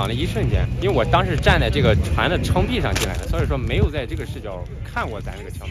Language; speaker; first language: Chinese; native; Chinese